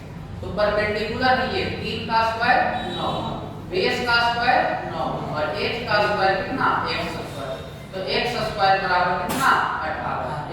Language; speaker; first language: Hindi; native; Hindi